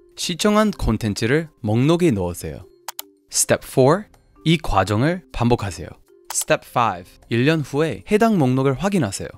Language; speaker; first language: Korean; non-native, fluent; English